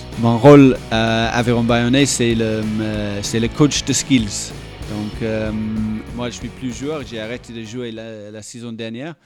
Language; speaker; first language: French; non-native, fluent; English